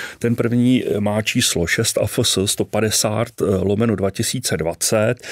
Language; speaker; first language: Czech; native; Czech